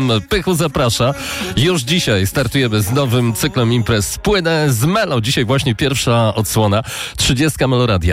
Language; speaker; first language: Polish; native; Polish